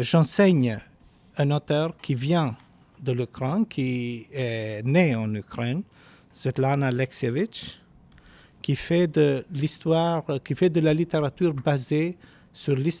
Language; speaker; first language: French; non-native, fluent; Albanian